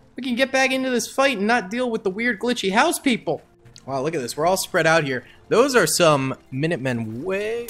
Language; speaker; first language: English; native; English